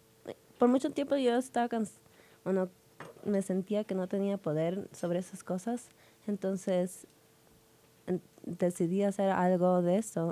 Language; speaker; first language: Spanish; early bilingual, heritage; Spanish